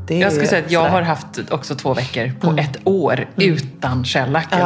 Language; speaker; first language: Swedish; native; Swedish